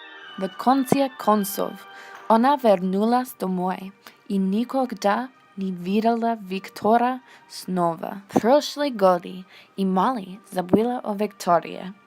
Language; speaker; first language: Russian; non-native, learner; English